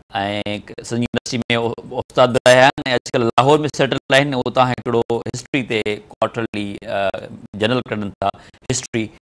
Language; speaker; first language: Urdu; non-native, local second language; Sindhi